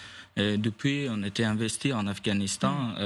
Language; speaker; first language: French; non-native, fluent; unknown